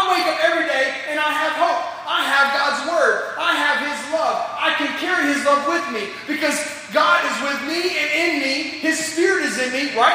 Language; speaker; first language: English; native; English